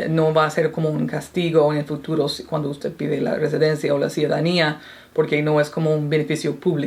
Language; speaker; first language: Spanish; non-native, fluent; English